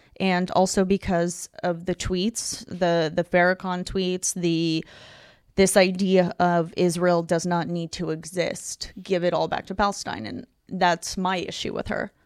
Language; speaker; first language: English; non-native, fluent; Russian